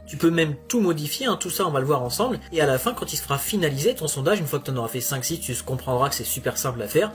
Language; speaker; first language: French; native; French